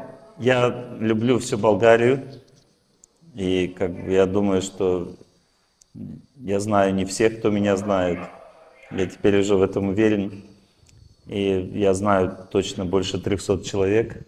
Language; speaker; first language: Russian; native; Russian